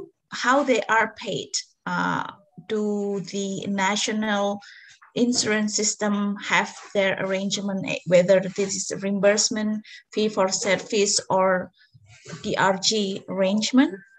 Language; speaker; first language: English; non-native, fluent; Indonesian